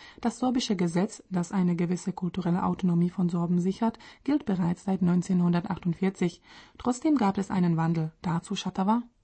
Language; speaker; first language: German; non-native, fluent; Czech